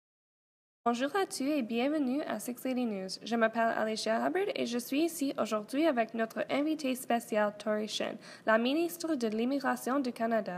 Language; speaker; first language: French; non-native, learner; English